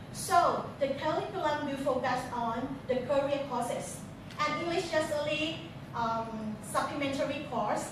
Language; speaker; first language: English; non-native, fluent; Thai